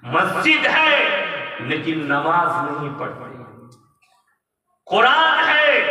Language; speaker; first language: Hindi; non-native, local second language; Bangla